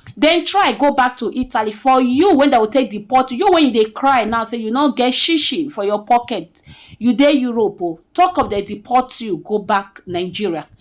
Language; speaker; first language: Nigerian Pidgin; native; Nigerian Pidgin